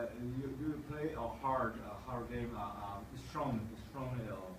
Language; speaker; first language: English; native; English